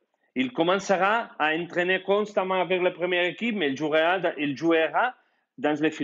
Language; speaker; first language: French; non-native, fluent; Spanish